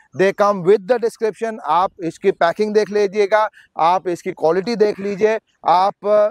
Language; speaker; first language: Hindi; native; Hindi